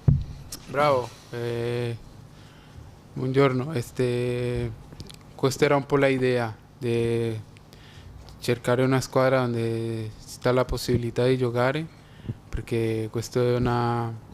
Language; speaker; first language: Italian; non-native, fluent; Spanish